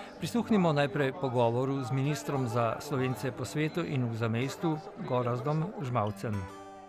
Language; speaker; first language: Slovenian; native; Slovenian